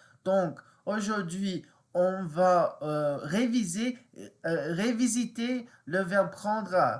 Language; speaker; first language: French; non-native, learner; English